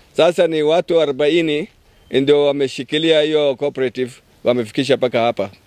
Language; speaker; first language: Swahili; non-native, local second language; Somali